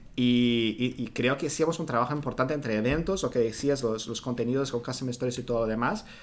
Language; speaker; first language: Spanish; non-native, fluent; Portuguese